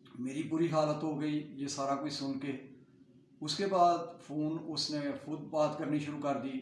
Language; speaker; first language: Urdu; non-native, local second language; Punjabi